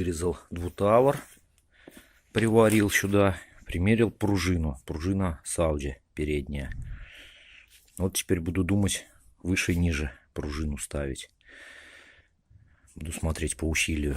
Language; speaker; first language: Russian; native; Russian